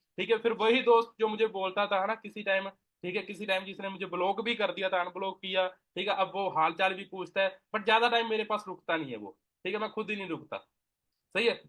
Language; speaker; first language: Hindi; non-native, local second language; Punjabi